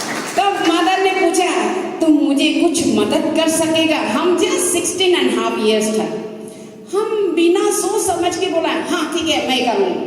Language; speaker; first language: Hindi; non-native, local second language; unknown